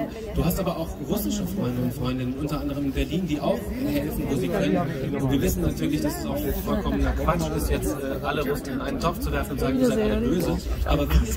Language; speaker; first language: German; native; German